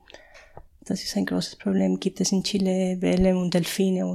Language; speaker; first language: German; non-native, fluent; Spanish